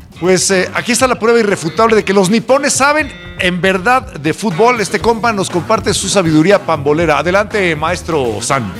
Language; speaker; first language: Spanish; native; Spanish